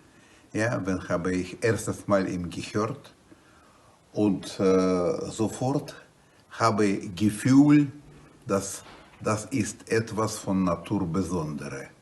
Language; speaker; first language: German; non-native, learner; Russian